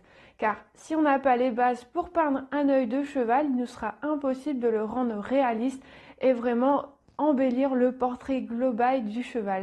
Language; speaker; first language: French; native; French